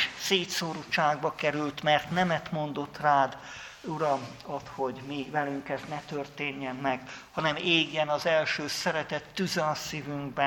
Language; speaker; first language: Hungarian; native; Hungarian